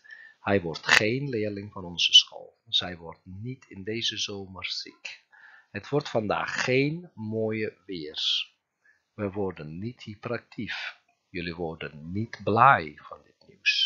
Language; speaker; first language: Dutch; non-native, fluent; Turkish